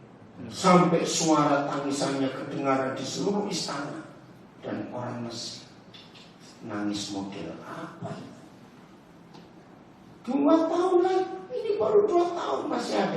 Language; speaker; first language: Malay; non-native, local second language; Javanese